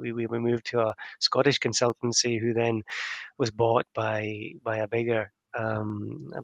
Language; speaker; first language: English; native; English